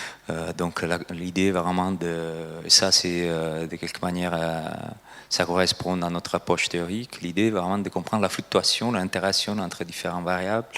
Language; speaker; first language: French; non-native, fluent; Italian